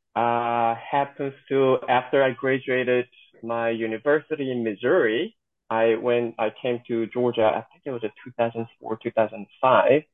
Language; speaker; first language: English; non-native, fluent; Korean